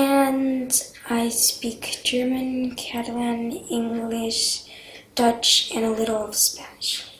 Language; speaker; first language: English; early bilingual, heritage; English